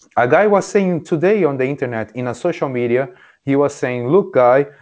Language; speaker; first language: English; non-native, fluent; Portuguese